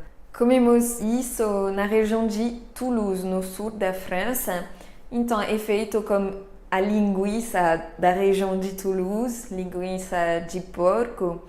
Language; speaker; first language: Portuguese; non-native, fluent; French